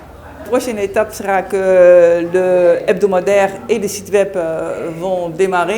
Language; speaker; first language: French; non-native, fluent; Dutch